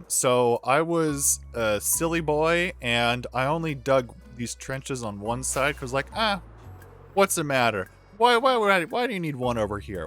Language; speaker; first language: English; native; English